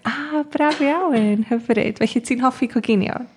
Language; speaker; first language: Welsh; native; Welsh